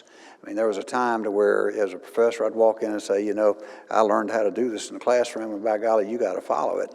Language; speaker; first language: English; native; English